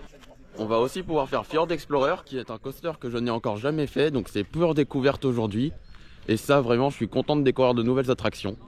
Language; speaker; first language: French; native; French